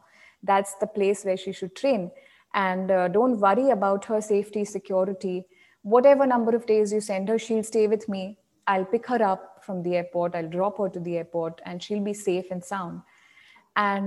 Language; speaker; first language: English; non-native, local second language; Marathi